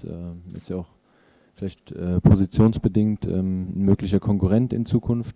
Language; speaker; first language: German; native; German